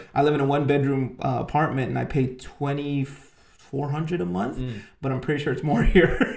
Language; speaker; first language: English; native; English